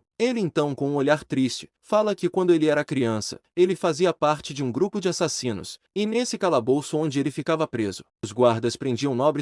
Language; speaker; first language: Portuguese; native; Portuguese